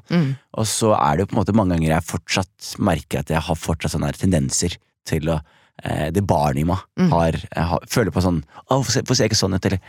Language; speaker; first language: Norwegian; early bilingual, other home language; Somali